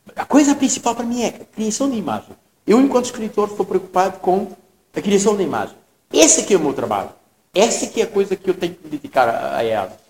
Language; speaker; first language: Portuguese; non-native, local second language; Tsonga